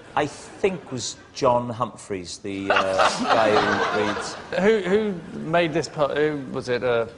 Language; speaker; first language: English; native; English